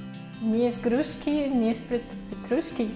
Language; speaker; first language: Polish; non-native, learner; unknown